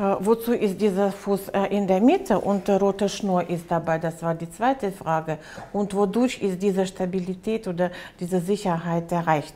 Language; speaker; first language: German; non-native, fluent; Russian